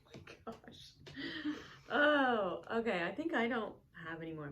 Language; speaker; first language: English; native; English